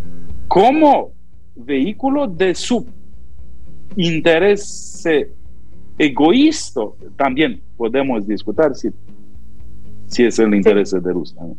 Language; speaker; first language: Spanish; non-native, fluent; Romanian